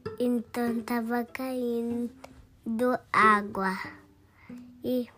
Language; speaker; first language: Portuguese; early bilingual, heritage; Portuguese